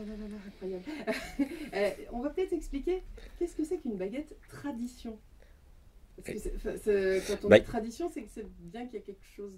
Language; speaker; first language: French; native; French